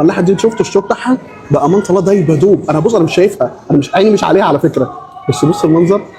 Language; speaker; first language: Arabic; native; Arabic